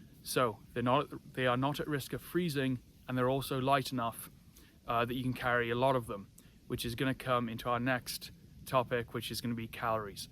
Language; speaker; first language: English; native; English